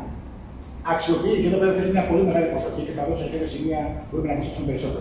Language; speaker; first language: Greek; native; Greek